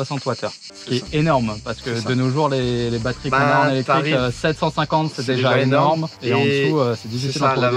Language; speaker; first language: French; native; French